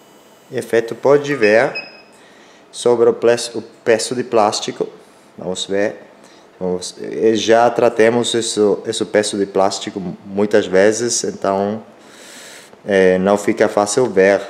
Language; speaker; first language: Portuguese; non-native, learner; Spanish